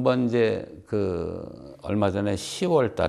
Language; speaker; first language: Korean; native; Korean